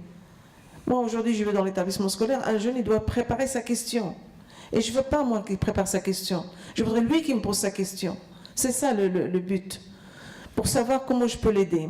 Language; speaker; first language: French; non-native, fluent; Arabic